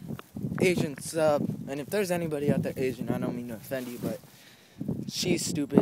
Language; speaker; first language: English; native; English